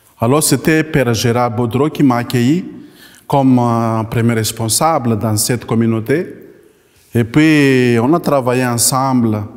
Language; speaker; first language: French; non-native, local second language; Malagasy